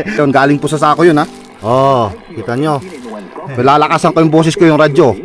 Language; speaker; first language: Filipino; non-native, local second language; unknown